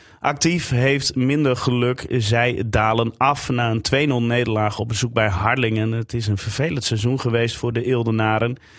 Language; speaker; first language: Dutch; native; Dutch